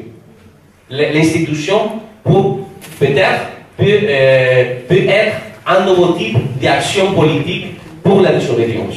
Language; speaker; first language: French; non-native, fluent; Spanish